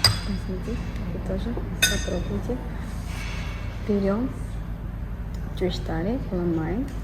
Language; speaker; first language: Russian; non-native, fluent; Georgian